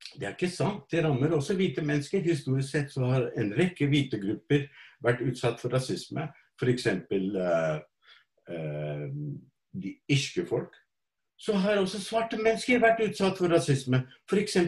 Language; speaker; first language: Norwegian; non-native, fluent; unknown